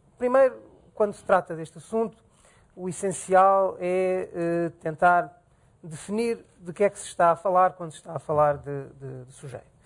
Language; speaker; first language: Portuguese; native; Portuguese